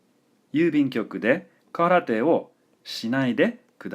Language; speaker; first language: Japanese; non-native, fluent; English